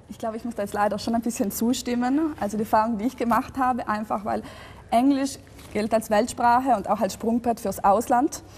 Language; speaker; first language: German; native; German